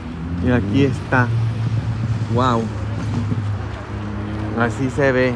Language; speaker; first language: Spanish; early bilingual, heritage; Spanish